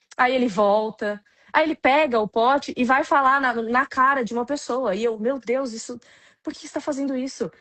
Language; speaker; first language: Portuguese; native; Portuguese